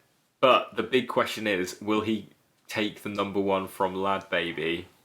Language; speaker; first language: English; native; English